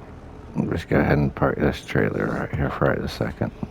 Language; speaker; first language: English; native; English